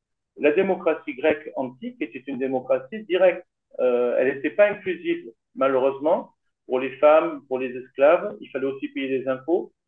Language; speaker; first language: French; native; French